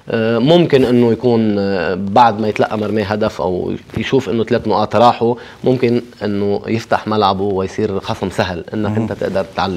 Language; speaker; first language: Arabic; native; Arabic